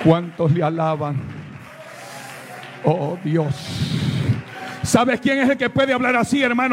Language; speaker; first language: Spanish; native; Spanish